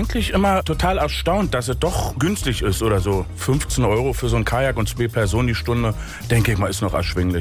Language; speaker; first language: German; native; German